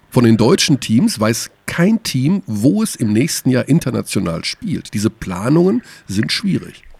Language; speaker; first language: German; native; German